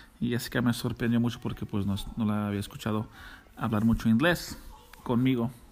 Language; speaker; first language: Spanish; early bilingual, heritage; Spanish